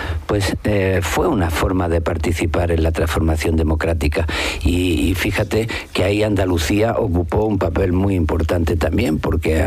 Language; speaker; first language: Spanish; native; Spanish